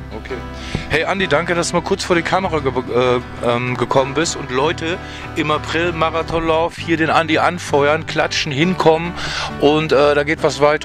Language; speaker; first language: German; native; German